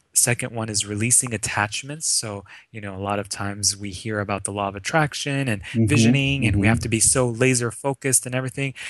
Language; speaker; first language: English; early bilingual, other home language; Arabic